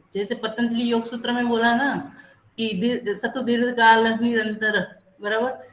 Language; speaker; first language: Hindi; non-native, local second language; Gujarati